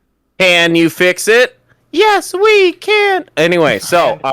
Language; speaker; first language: English; native; English